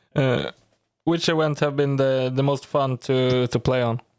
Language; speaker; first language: English; non-native, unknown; Swedish